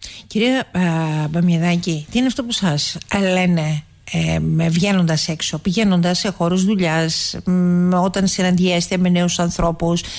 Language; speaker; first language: Greek; native; Greek